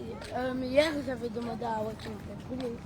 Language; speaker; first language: French; early bilingual, other home language; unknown